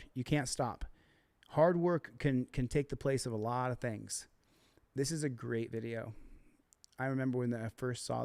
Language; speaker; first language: English; native; English